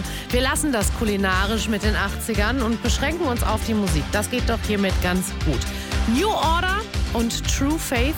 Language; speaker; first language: German; native; German